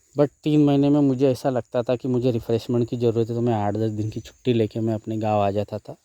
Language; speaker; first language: Hindi; non-native, local second language; Marathi